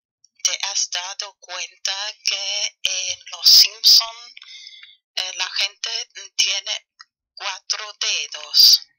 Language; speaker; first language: Spanish; non-native, fluent; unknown